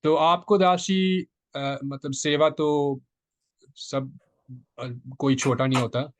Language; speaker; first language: Hindi; non-native, local second language; Punjabi